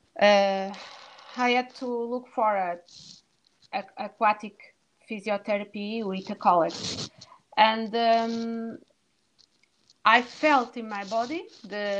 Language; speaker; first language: English; non-native, learner; Portuguese